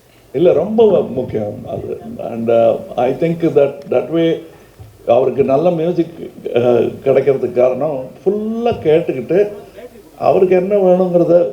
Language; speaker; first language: Tamil; native; Tamil